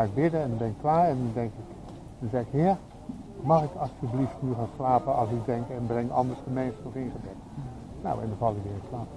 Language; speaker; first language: Dutch; native; Dutch